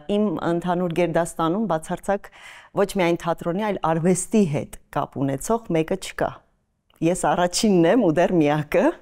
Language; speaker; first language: Armenian; native; Armenian